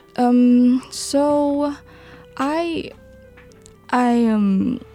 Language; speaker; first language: English; non-native, local second language; Chinese